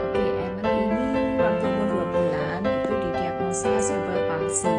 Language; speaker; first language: Indonesian; non-native, local second language; Malay